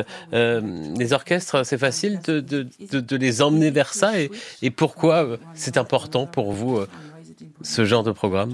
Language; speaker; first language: French; native; French